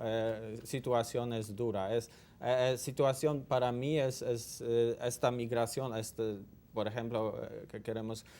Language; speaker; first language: Spanish; non-native, learner; Polish